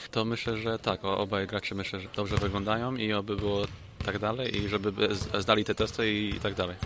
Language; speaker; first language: Polish; early bilingual, heritage; English